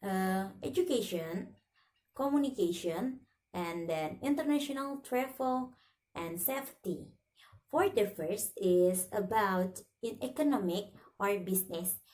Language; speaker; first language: English; non-native, learner; Indonesian